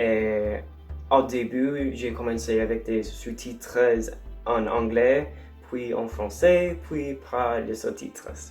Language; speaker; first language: French; non-native, learner; English